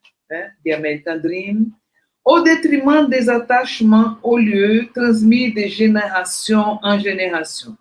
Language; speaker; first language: French; non-native, fluent; Portuguese